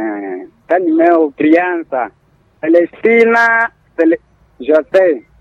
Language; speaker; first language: Portuguese; non-native, local second language; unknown